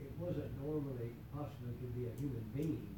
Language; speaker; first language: English; native; English